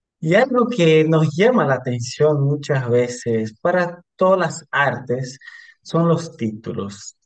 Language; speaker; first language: Spanish; non-native, fluent; Portuguese